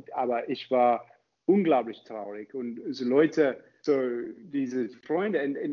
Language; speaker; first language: German; non-native, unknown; English